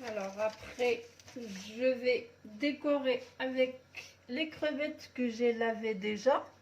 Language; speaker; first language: French; non-native, local second language; Arabic